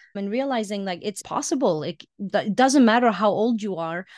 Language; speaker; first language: English; early bilingual, heritage; Icelandic